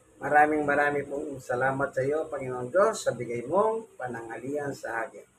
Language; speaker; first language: Filipino; non-native, local second language; Pampanga